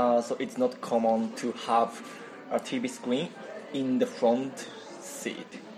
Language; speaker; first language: English; non-native, learner; Japanese